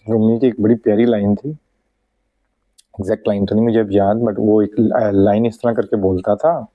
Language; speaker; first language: Hindi; non-native, local second language; Punjabi